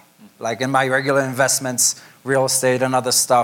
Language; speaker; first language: English; non-native, fluent; Polish